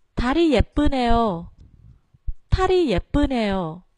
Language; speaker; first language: Korean; non-native, fluent; Vietnamese